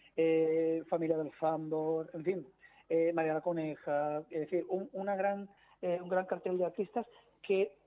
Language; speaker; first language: Spanish; native; Spanish